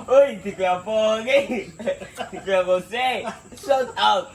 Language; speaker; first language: Filipino; non-native, learner; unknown